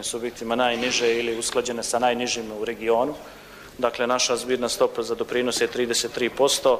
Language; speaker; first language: Croatian; native; Croatian